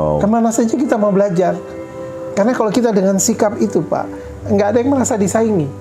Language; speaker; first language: Indonesian; native; Indonesian